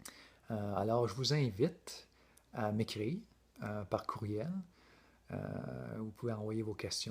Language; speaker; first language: French; native; French